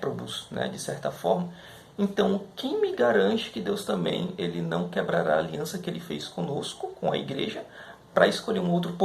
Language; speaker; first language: Portuguese; native; Portuguese